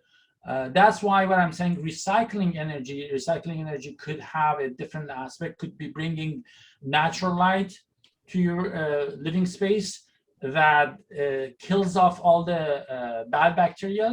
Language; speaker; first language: English; non-native, fluent; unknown